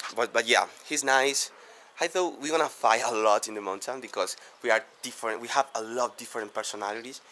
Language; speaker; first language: English; non-native, learner; Spanish